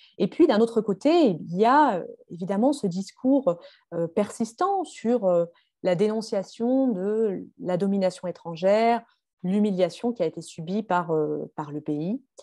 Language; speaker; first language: French; native; French